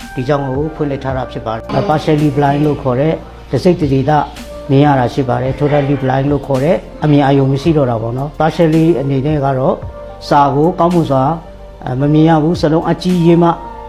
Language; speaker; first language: Burmese; non-native, local second language; Kachin